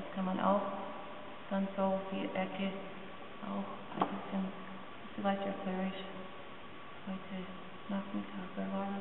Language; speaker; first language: German; non-native, learner; English